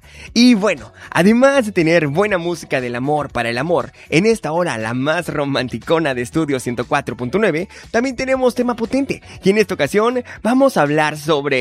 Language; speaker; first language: Spanish; native; Spanish